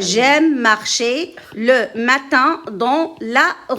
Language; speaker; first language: French; non-native, local second language; Arabic